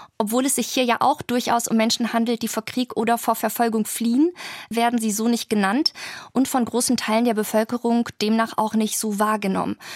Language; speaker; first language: German; early bilingual, other home language; Polish